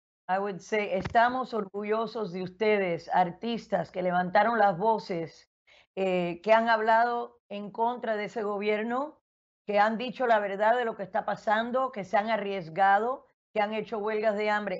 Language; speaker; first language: Spanish; early bilingual, heritage; Spanish